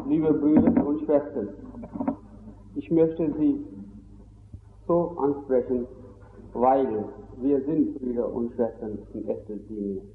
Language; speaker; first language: German; non-native, fluent; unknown